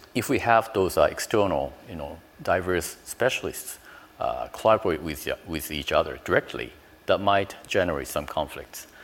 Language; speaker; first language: English; non-native, fluent; Japanese